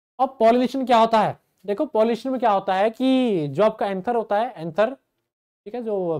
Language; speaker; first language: Hindi; native; Hindi